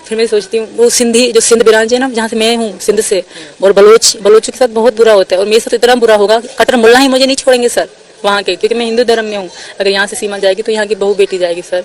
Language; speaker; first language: Urdu; non-native, local second language; Sindhi